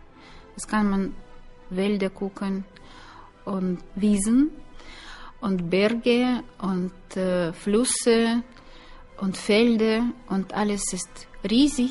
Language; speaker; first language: German; non-native, learner; Russian